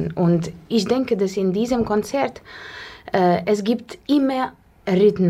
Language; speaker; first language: German; non-native, learner; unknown